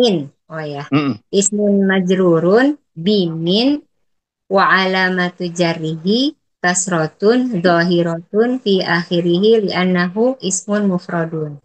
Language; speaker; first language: Arabic; non-native, learner; Indonesian